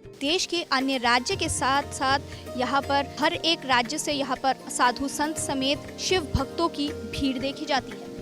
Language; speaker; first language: Hindi; non-native, local second language; Assamese